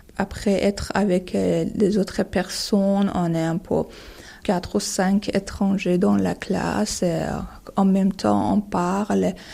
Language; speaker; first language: French; non-native, learner; Persian